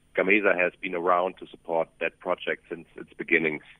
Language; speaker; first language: English; non-native, fluent; German